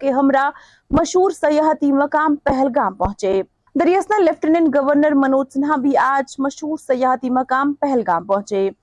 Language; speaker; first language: Urdu; non-native, local second language; Kashmiri